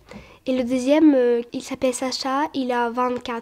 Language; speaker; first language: French; early bilingual, other home language; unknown